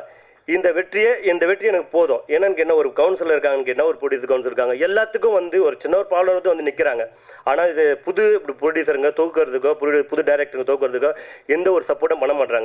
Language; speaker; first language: Tamil; native; Tamil